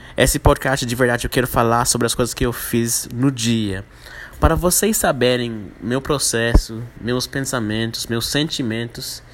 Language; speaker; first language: Portuguese; non-native, fluent; English